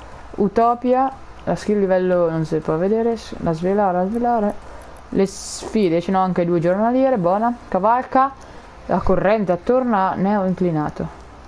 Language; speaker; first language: Italian; native; Italian